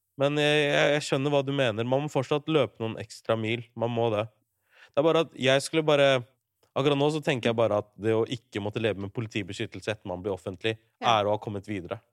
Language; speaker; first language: Norwegian; early bilingual, other home language; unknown